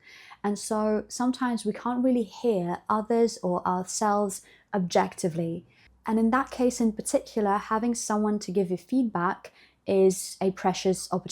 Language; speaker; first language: English; non-native, fluent; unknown